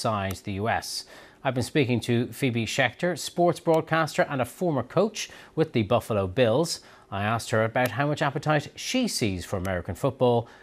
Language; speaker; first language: English; native; English